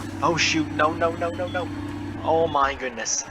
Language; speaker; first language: English; native; English